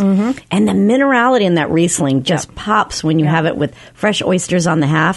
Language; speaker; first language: English; native; English